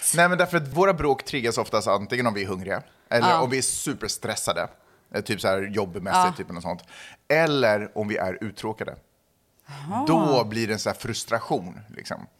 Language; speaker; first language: Swedish; native; Swedish